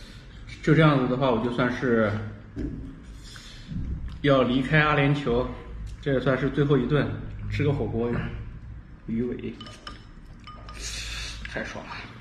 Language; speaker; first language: Chinese; native; Chinese